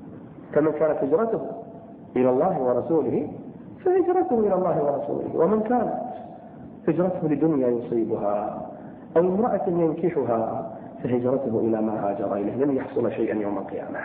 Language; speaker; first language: Arabic; native; Arabic